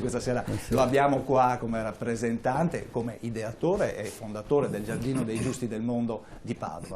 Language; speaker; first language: Italian; native; Italian